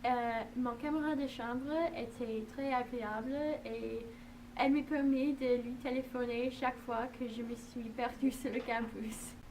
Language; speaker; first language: French; non-native, learner; English